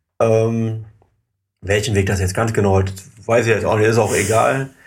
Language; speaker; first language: German; native; German